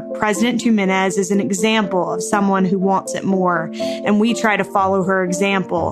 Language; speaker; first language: English; native; English